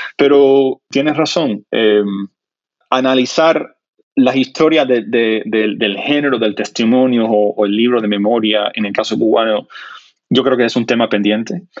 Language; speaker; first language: Spanish; non-native, fluent; English